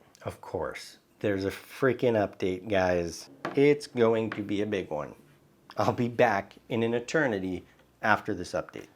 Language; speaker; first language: English; native; English